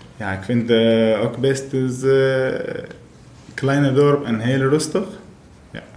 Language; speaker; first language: Dutch; non-native, learner; Arabic